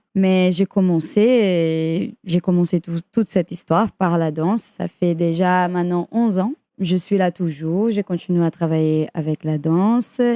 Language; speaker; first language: French; non-native, fluent; Portuguese